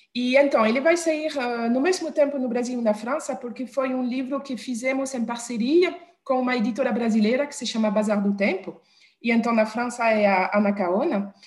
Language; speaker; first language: Portuguese; non-native, fluent; French